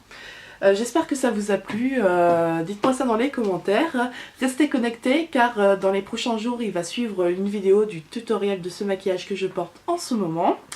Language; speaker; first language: French; native; French